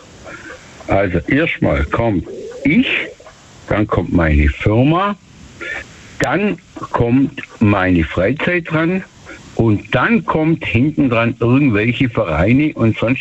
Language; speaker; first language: German; native; German